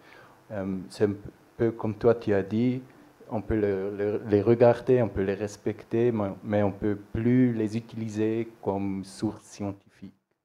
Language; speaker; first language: French; non-native, local second language; German